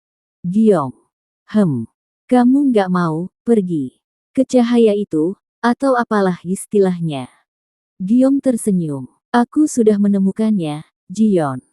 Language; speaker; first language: Indonesian; native; Indonesian